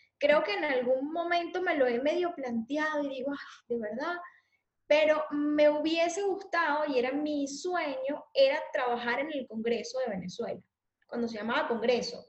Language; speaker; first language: Spanish; native; Spanish